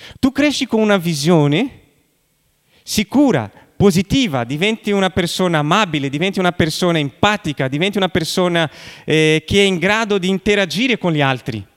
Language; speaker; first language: Italian; non-native, fluent; Portuguese